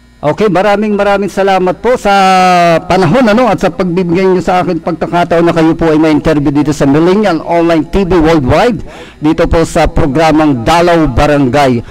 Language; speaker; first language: Filipino; native; Filipino